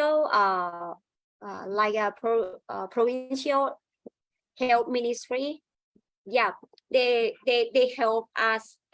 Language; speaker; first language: English; non-native, learner; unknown